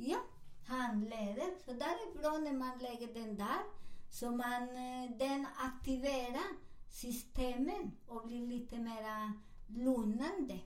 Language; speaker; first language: Swedish; non-native, learner; Spanish